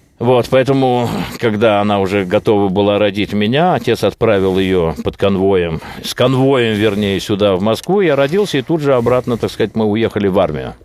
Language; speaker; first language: Russian; native; Russian